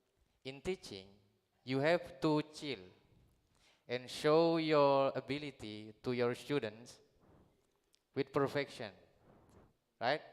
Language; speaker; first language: English; non-native, learner; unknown